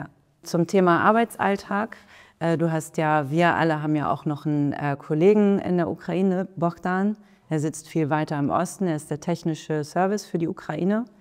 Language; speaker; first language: German; native; German